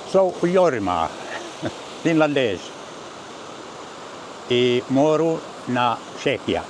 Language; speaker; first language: Portuguese; non-native, learner; Finnish